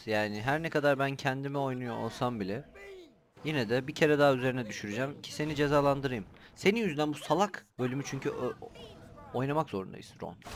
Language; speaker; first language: Turkish; native; Turkish